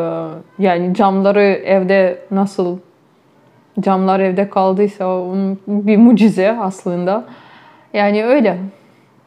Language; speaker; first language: Turkish; non-native, fluent; Ukrainian